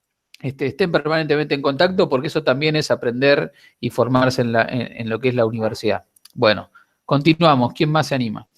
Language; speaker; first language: Spanish; native; Spanish